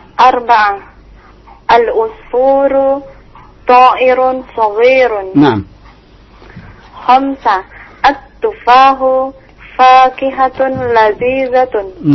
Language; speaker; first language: Arabic; non-native, learner; Indonesian